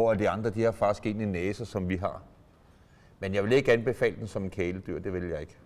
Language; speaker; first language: Danish; native; Danish